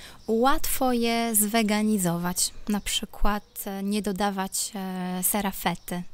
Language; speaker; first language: Polish; non-native, local second language; Ukrainian